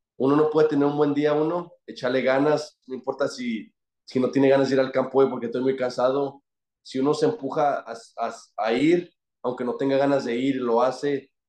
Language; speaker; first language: Spanish; early bilingual, heritage; Spanish